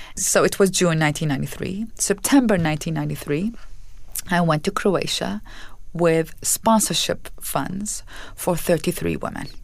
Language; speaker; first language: English; non-native, fluent; Arabic